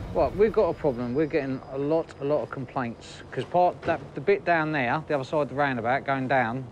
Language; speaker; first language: English; native; English